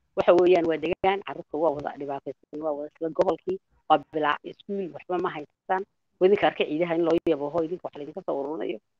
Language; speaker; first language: Somali; native; Somali